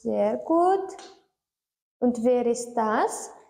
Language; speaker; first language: German; non-native, learner; Turkmen